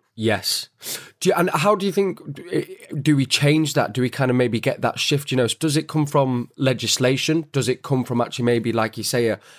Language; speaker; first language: English; native; English